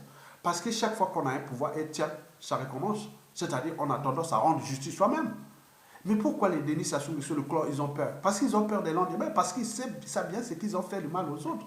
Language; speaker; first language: French; non-native, local second language; Lingala